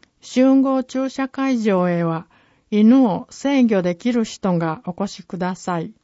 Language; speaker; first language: Japanese; native; Japanese